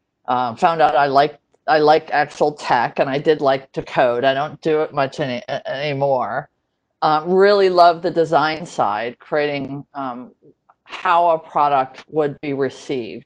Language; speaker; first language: English; native; English